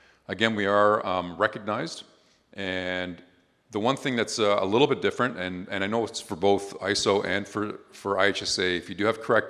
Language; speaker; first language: English; native; English